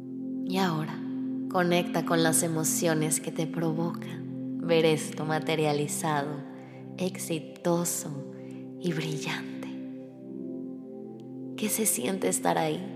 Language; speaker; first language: Spanish; native; Spanish